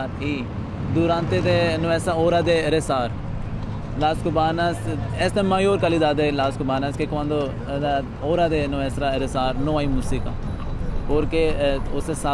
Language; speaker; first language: Spanish; non-native, learner; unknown